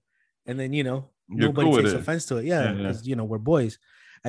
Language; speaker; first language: English; early bilingual, other home language; Spanish